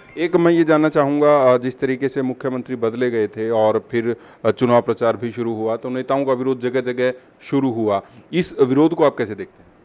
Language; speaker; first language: Hindi; native; Hindi